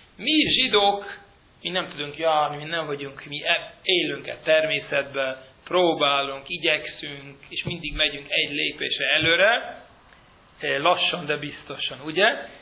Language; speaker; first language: Hungarian; early bilingual, heritage; Hungarian